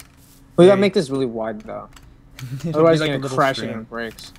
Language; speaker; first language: English; native; English